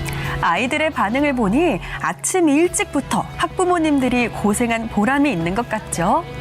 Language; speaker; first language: Korean; native; Korean